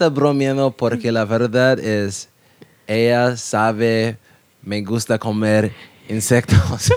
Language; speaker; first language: Spanish; non-native, learner; English